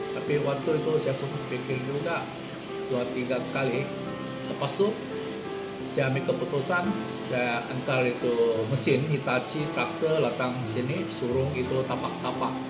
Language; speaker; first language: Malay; non-native, local second language; Hakka Chinese